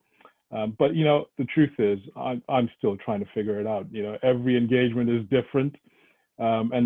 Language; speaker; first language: English; non-native, local second language; Yoruba